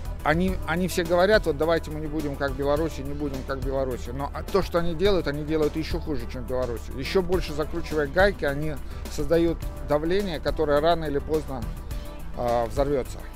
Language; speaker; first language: Russian; native; Russian